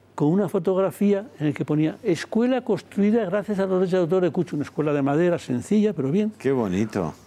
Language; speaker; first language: Spanish; native; Spanish